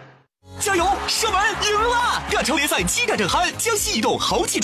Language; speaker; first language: Chinese; native; Chinese